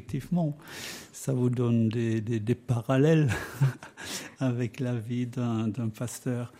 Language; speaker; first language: French; native; French